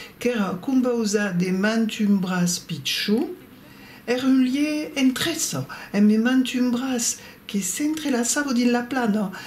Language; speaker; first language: Occitan; non-native, local second language; French